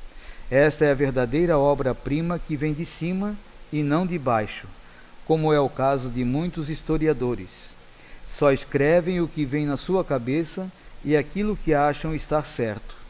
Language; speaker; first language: Portuguese; native; Portuguese